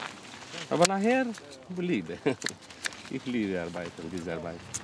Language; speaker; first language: German; non-native, learner; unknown